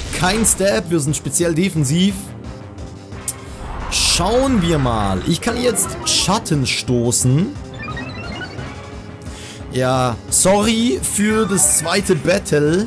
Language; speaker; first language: German; native; German